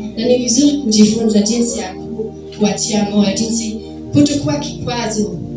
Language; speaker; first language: Swahili; non-native, fluent; German